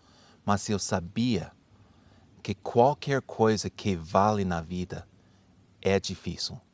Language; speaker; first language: Portuguese; non-native, fluent; English